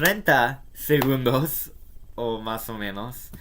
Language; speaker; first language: Spanish; non-native, learner; English